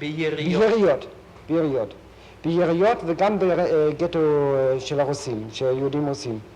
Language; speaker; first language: Hebrew; non-native, fluent; German